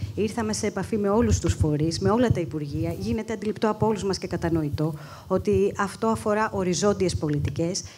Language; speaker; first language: Greek; native; Greek